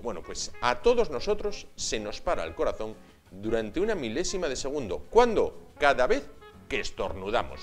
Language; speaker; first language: Spanish; native; Spanish